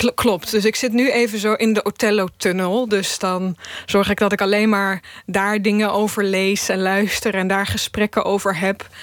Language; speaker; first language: Dutch; early bilingual, other home language; Bosnian